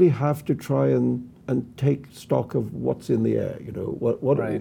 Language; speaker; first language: English; non-native, local second language; Urdu